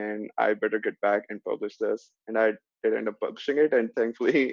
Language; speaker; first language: English; non-native, local second language; Urdu